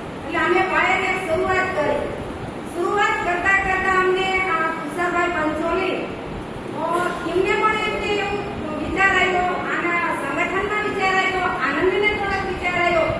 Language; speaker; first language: Gujarati; native; Gujarati